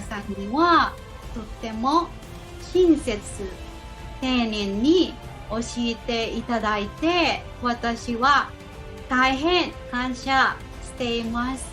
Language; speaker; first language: Japanese; non-native, local second language; Filipino